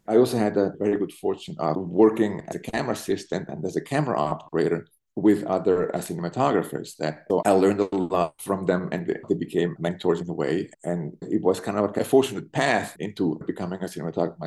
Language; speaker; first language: English; non-native, fluent; Italian